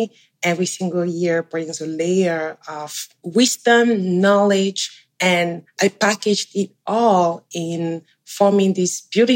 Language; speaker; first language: English; non-native, local second language; French